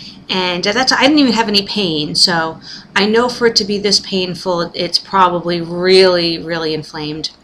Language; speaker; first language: English; native; English